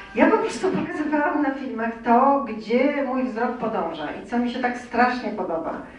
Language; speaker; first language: Polish; native; Polish